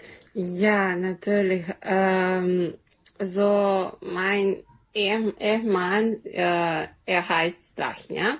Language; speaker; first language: German; non-native, fluent; Serbian